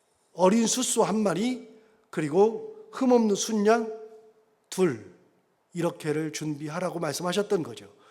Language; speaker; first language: Korean; native; Korean